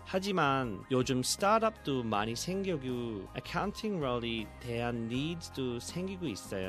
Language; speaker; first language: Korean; early bilingual, heritage; Korean